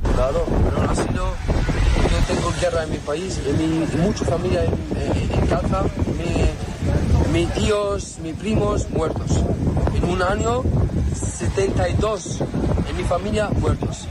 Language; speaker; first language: Spanish; non-native, learner; Arabic